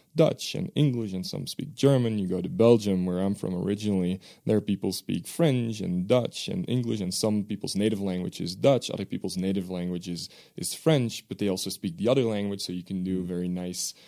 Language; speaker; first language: English; non-native, fluent; Dutch